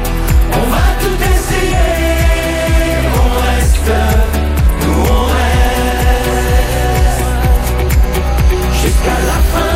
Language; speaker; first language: French; native; French